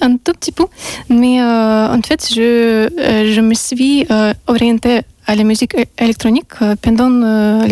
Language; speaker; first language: French; non-native, learner; Russian